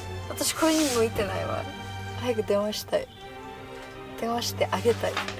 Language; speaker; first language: Japanese; non-native, fluent; English